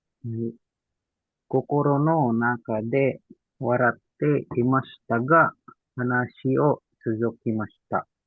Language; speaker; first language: Japanese; non-native, learner; Filipino